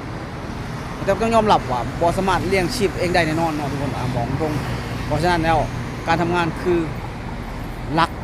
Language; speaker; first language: Thai; non-native, local second language; Northeastern Thai